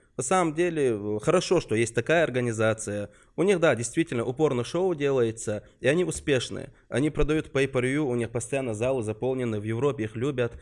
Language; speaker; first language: Russian; non-native, local second language; Chechen